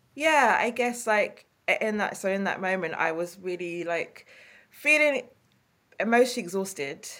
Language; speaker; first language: English; native; English